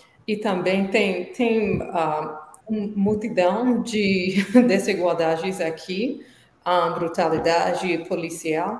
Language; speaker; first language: Portuguese; non-native, learner; English